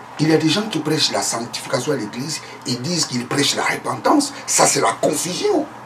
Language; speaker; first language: French; non-native, local second language; Lingala